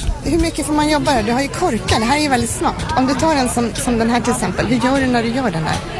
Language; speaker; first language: Swedish; native; Swedish